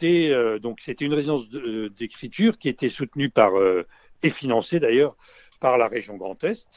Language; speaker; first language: French; native; French